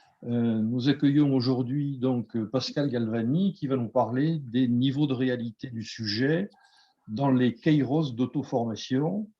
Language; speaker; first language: French; native; French